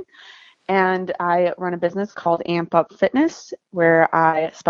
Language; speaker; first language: English; native; English